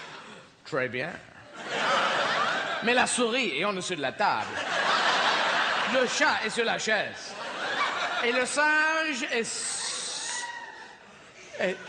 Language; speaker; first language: French; non-native, learner; English